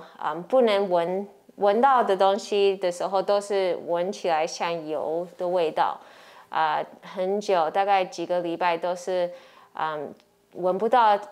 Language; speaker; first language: Chinese; early bilingual, heritage; English